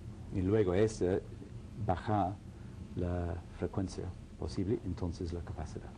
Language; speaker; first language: Spanish; non-native, fluent; English